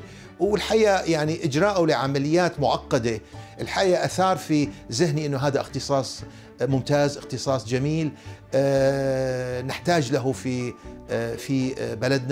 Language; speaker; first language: Arabic; native; Arabic